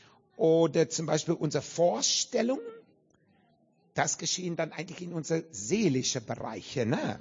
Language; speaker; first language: German; non-native, fluent; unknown